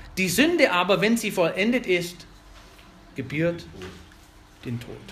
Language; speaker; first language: German; non-native, fluent; English